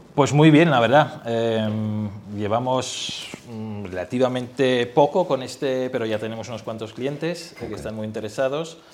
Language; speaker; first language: Spanish; non-native, fluent; German